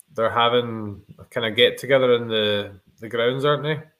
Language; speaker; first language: English; native; English